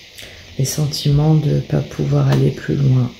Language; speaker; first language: French; native; French